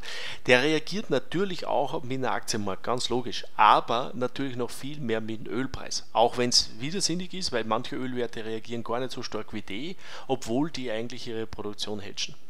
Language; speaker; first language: German; native; German